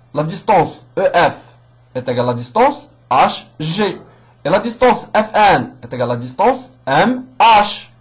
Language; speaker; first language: French; non-native, local second language; Arabic